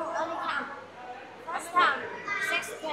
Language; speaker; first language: English; non-native, learner; Chinese